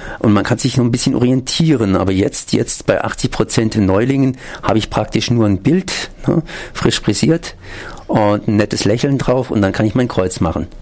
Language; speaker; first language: German; native; German